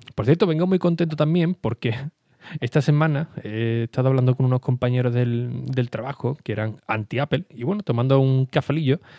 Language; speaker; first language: Spanish; native; Spanish